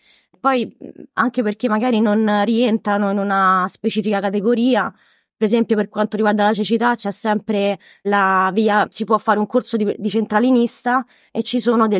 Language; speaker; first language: Italian; native; Italian